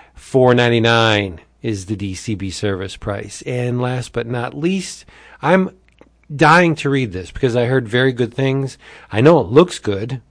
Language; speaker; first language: English; early bilingual, other home language; Italian